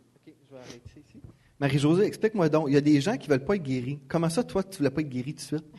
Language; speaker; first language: French; native; French